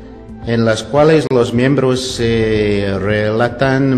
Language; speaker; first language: Spanish; non-native, learner; English